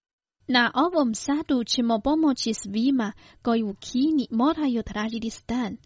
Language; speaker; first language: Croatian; non-native, fluent; Chinese